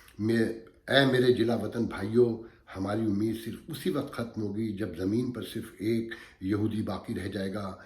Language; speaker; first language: Urdu; native; Urdu